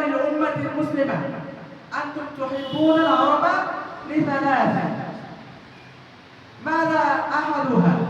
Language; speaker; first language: Arabic; non-native, fluent; Bangla